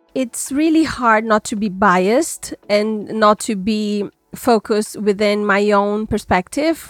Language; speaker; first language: English; non-native, fluent; Portuguese